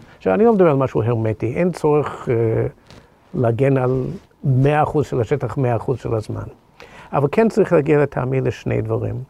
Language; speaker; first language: Hebrew; non-native, fluent; English